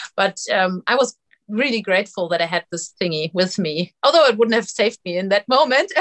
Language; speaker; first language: English; non-native, fluent; German